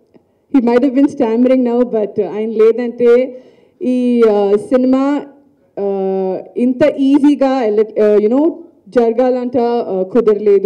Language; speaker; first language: Telugu; non-native, learner; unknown